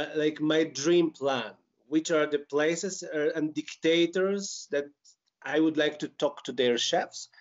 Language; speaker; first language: English; non-native, fluent; Polish